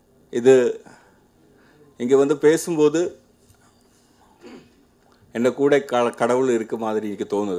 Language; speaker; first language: Tamil; non-native, learner; Malayalam